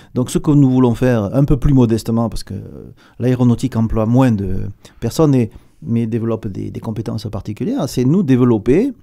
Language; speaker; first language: French; native; French